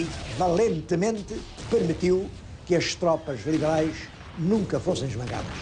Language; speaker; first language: Portuguese; native; Portuguese